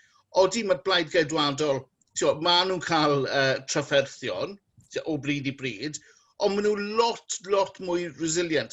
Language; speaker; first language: Welsh; native; Welsh